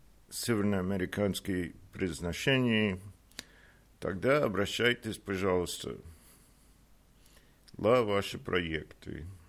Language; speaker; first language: Russian; non-native, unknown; English